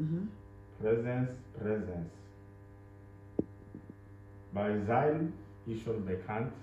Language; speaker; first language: German; non-native, fluent; French